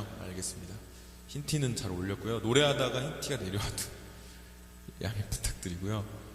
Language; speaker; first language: Korean; native; Korean